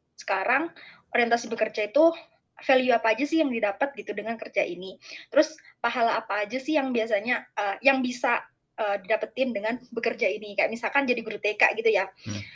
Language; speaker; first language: Indonesian; native; Indonesian